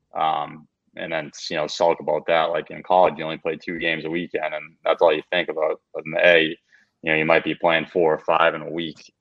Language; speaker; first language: English; native; English